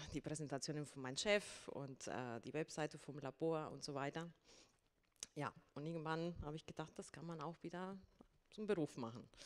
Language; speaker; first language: German; non-native, fluent; Spanish